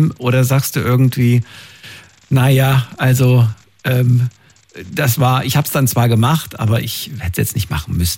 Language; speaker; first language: German; native; German